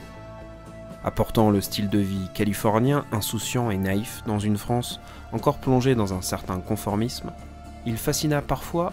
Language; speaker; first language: French; native; French